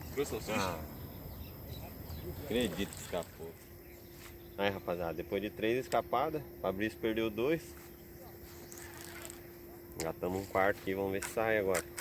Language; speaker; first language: Portuguese; native; Portuguese